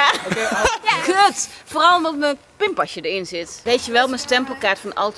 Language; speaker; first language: Dutch; native; Dutch